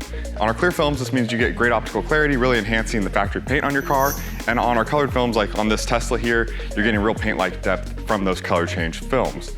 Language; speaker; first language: English; native; English